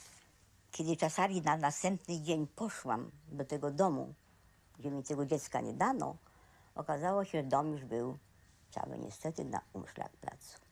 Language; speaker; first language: Polish; native; Polish